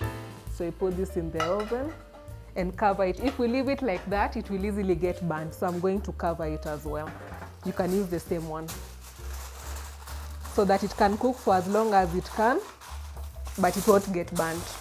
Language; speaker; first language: English; non-native, local second language; Swahili